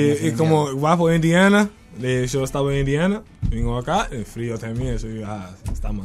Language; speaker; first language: Spanish; non-native, learner; English